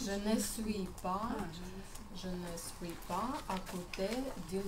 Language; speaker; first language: French; non-native, learner; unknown